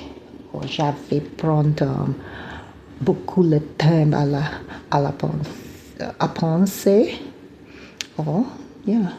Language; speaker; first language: French; non-native, learner; English